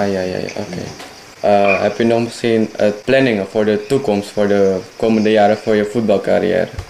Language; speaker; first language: Dutch; non-native, fluent; Indonesian